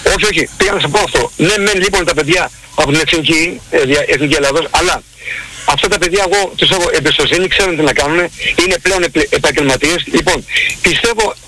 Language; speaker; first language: Greek; early bilingual, heritage; Greek